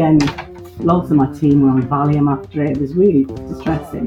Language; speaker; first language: English; native; English